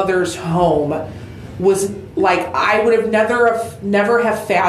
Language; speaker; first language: English; native; English